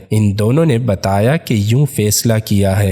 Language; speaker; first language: Urdu; native; Urdu